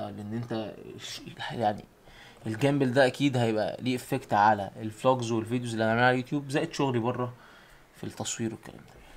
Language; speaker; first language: Arabic; native; Arabic